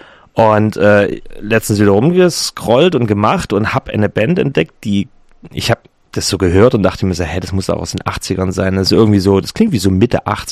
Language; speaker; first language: German; native; German